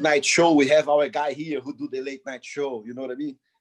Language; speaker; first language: English; non-native, fluent; Portuguese